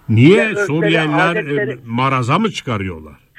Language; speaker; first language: Turkish; native; Turkish